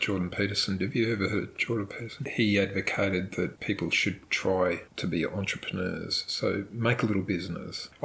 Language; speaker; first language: English; native; English